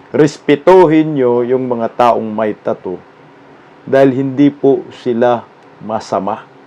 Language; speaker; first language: Filipino; non-native, local second language; Cebuano